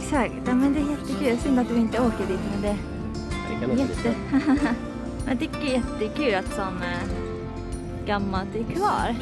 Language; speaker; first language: Swedish; non-native, learner; Japanese